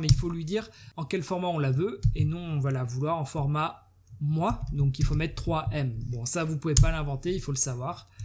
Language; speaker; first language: French; native; French